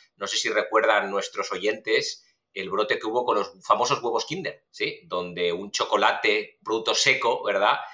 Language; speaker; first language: Spanish; native; Spanish